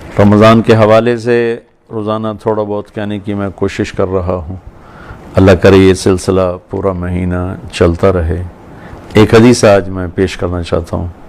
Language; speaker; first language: Urdu; non-native, local second language; Punjabi